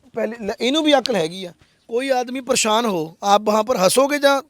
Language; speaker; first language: Hindi; non-native, local second language; Punjabi